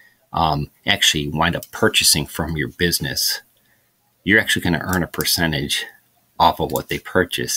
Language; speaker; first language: English; native; English